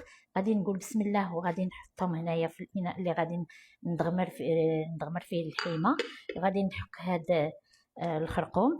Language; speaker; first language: Arabic; native; Arabic